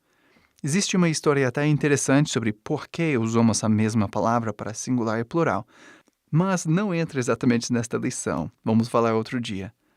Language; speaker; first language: Portuguese; non-native, fluent; English